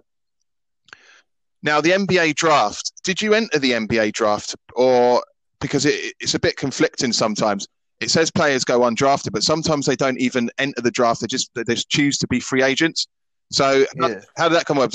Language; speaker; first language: English; native; English